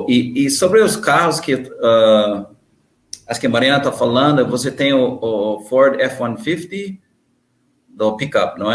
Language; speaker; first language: Portuguese; non-native, learner; English